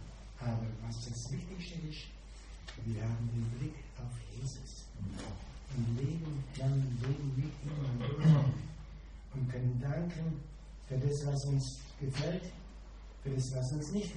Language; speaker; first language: German; non-native, fluent; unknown